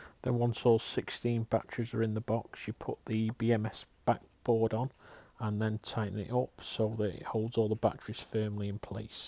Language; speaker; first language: English; native; English